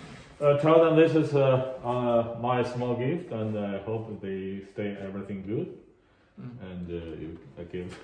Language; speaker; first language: English; non-native, learner; Chinese